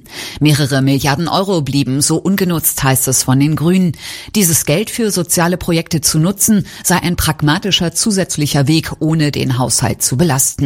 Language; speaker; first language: German; native; German